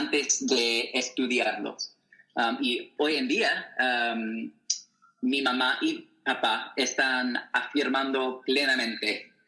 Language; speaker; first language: Spanish; non-native, learner; English